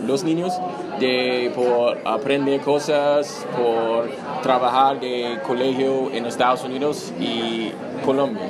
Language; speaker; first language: Spanish; non-native, learner; English